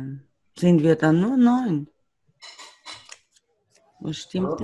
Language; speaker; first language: German; native; German